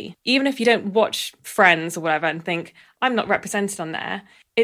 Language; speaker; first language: English; native; English